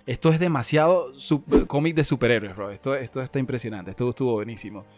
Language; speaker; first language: Spanish; native; Spanish